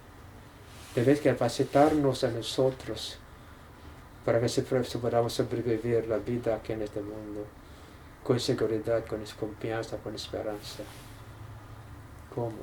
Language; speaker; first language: Spanish; non-native, learner; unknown